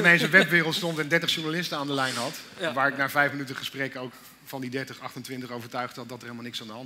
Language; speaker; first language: Dutch; native; Dutch